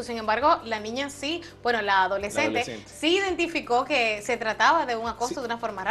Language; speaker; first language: Spanish; native; Spanish